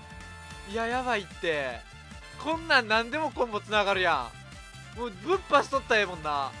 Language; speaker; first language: Japanese; native; Japanese